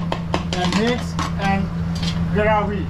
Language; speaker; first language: English; non-native, learner; Sylheti